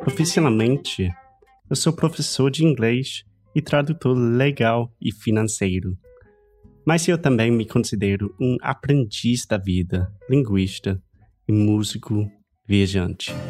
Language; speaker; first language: Portuguese; non-native, fluent; English